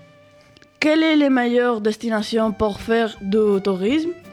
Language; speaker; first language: French; non-native, learner; Spanish